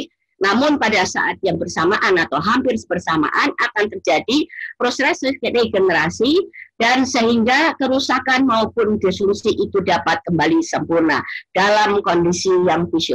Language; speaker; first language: Indonesian; native; Indonesian